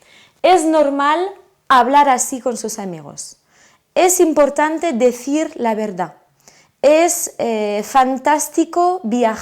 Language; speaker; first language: Spanish; non-native, fluent; French